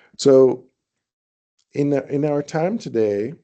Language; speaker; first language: English; non-native, fluent; Thai